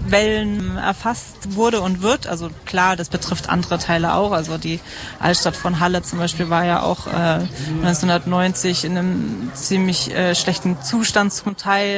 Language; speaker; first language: German; native; German